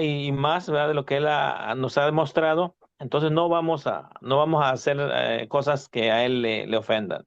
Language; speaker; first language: Spanish; native; Spanish